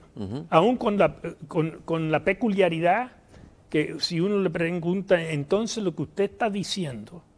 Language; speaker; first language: Spanish; early bilingual, heritage; Spanish